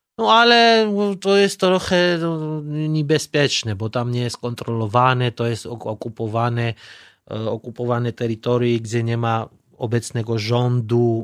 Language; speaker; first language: Polish; non-native, learner; Georgian